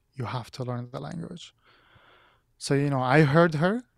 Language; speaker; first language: English; non-native, fluent; Arabic